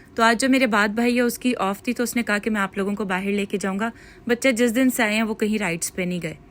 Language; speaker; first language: Urdu; native; Urdu